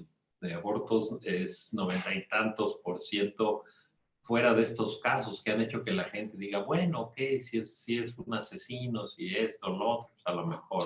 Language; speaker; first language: Spanish; native; Spanish